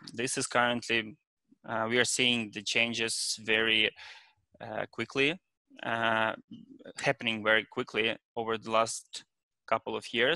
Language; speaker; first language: English; non-native, fluent; Ukrainian